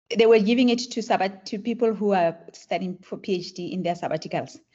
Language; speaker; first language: English; non-native, local second language; Tswana